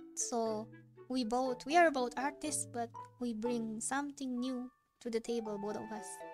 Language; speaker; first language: English; non-native, fluent; Indonesian